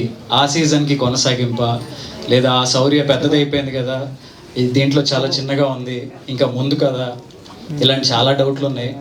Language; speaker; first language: Telugu; native; Telugu